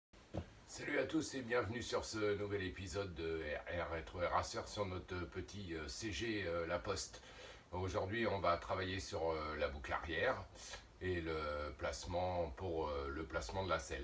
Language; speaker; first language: French; native; French